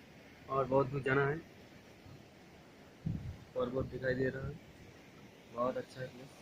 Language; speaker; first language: Hindi; non-native, local second language; Bangla